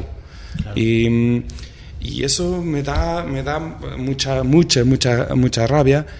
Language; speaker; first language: Spanish; non-native, fluent; Portuguese